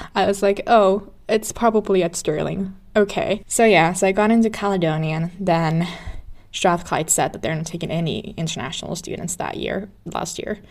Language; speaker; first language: English; non-native, fluent; Finnish